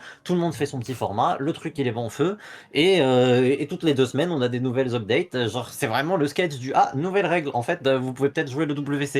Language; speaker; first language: French; native; French